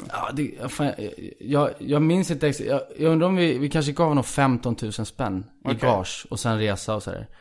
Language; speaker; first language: Swedish; early bilingual, other home language; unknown